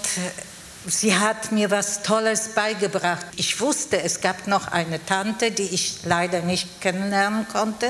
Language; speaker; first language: German; non-native, fluent; Polish